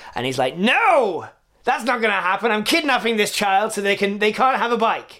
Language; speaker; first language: English; native; English